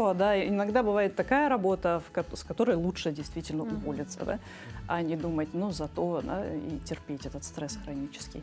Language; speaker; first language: Russian; native; Russian